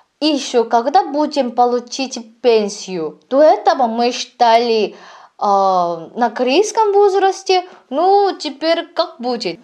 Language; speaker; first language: Russian; non-native, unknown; Korean